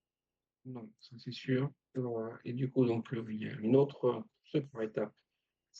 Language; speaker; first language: French; native; French